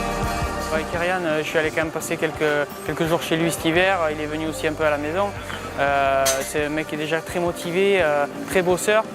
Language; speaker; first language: French; native; French